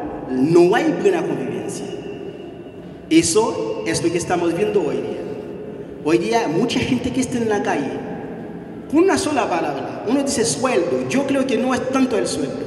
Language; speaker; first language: Spanish; non-native, fluent; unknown